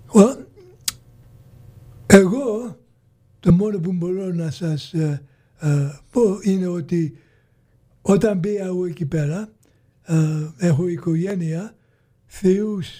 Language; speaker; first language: Greek; early bilingual, other home language; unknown